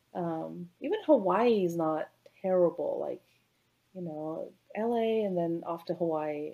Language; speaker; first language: English; native; English